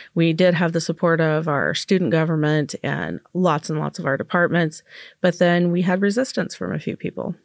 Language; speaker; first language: English; native; English